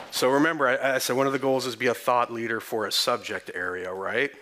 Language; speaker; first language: English; native; English